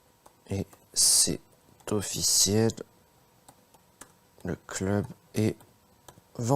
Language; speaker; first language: French; native; French